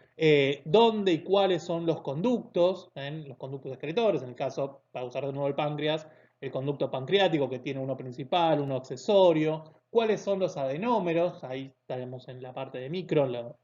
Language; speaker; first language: Spanish; native; Spanish